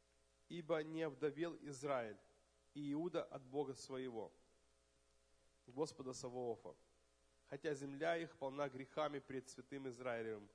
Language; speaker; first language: Russian; native; Russian